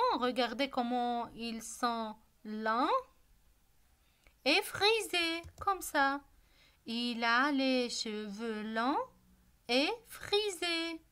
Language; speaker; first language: French; non-native, local second language; Arabic